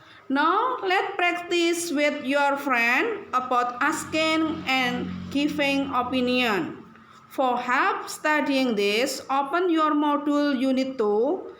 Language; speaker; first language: English; non-native, learner; Indonesian